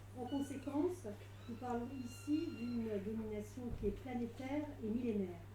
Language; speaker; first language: French; native; French